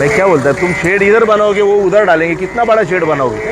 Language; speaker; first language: Hindi; non-native, local second language; Marathi